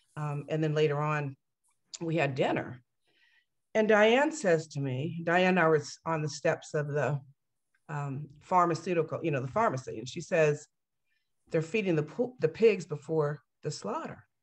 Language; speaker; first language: English; native; English